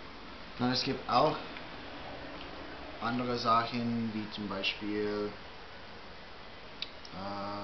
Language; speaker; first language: German; non-native, learner; English